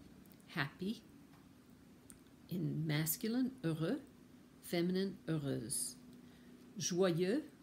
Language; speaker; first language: French; non-native, fluent; English